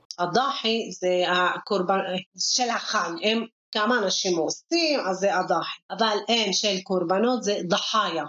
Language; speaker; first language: Hebrew; non-native, local second language; Arabic